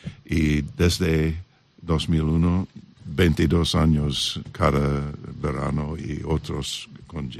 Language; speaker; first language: Spanish; non-native, learner; English